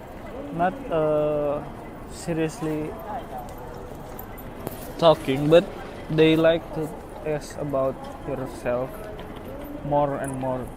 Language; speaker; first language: English; non-native, learner; Korean